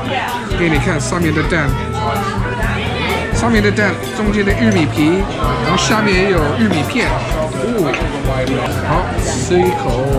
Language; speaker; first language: Chinese; non-native, fluent; English